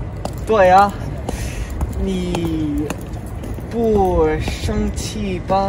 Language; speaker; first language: Chinese; non-native, learner; English